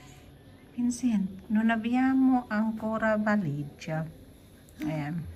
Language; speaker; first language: Italian; non-native, learner; Filipino